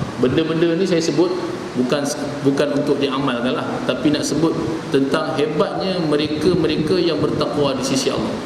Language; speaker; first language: Malay; native; Malay